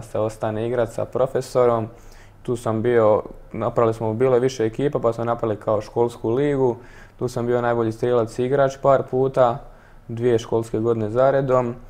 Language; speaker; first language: Croatian; native; Croatian